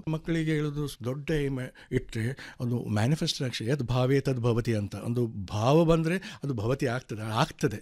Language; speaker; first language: Kannada; non-native, local second language; Konkani